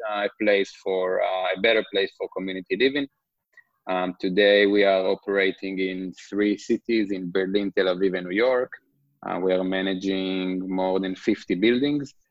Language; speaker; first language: English; non-native, fluent; Hebrew